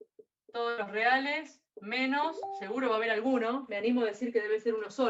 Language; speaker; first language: Spanish; native; Spanish